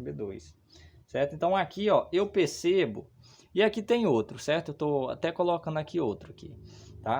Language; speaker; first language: Portuguese; native; Portuguese